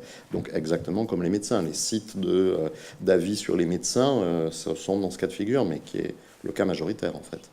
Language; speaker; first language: French; native; French